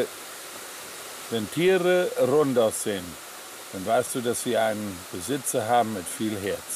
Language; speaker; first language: German; native; German